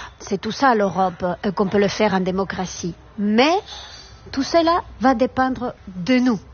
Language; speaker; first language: French; non-native, fluent; Spanish